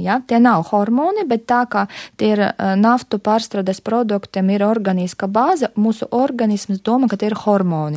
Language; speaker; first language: Latvian; non-native, local second language; Russian